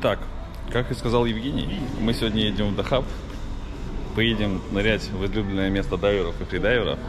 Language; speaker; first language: Russian; native; Russian